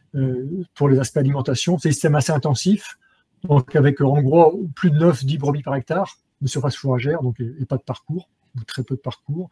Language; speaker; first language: French; native; French